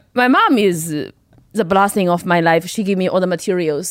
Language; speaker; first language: English; non-native, fluent; Chinese